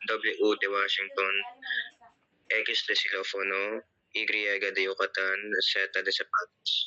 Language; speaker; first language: Spanish; non-native, learner; Filipino